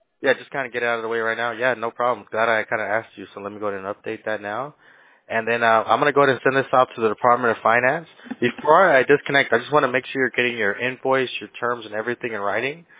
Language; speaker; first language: English; early bilingual, other home language; Spanish